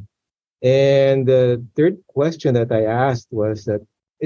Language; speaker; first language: English; non-native, local second language; Filipino